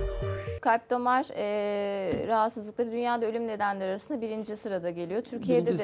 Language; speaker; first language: Turkish; native; Turkish